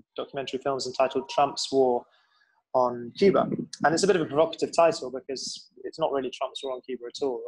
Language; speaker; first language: English; native; English